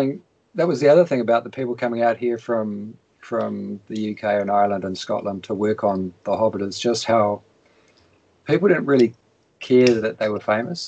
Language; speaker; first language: English; native; English